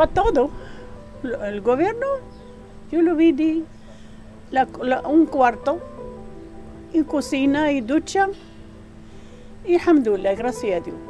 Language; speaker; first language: Spanish; non-native, learner; Arabic